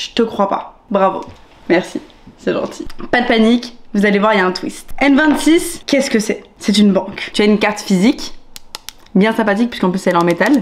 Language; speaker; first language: French; native; French